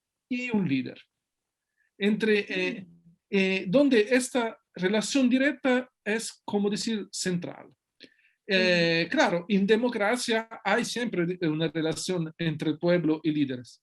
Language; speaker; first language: Spanish; non-native, fluent; Italian